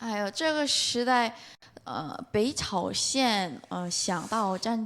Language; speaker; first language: Chinese; non-native, fluent; Korean